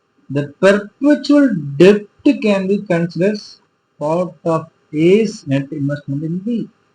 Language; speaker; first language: English; non-native, local second language; Tamil